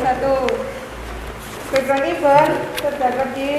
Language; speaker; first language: English; non-native, learner; Indonesian